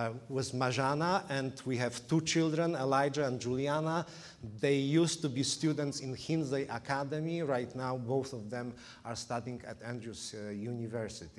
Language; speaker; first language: English; non-native, fluent; Polish